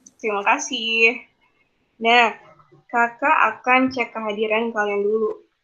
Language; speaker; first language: Indonesian; native; Indonesian